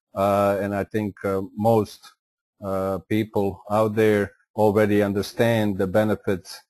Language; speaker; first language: English; non-native, fluent; Croatian